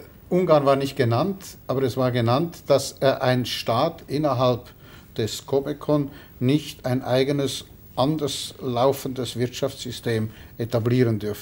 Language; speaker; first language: German; native; German